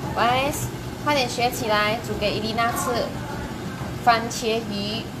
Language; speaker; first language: Chinese; native; Chinese